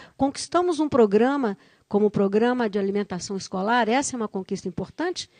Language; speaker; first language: Portuguese; native; Portuguese